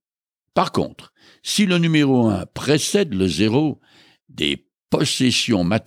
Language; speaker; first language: French; native; French